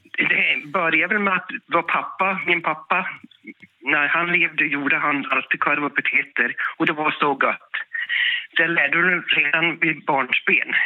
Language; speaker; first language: Swedish; native; Swedish